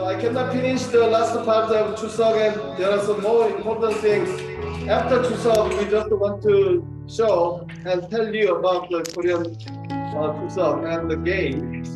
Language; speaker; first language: English; non-native, fluent; Korean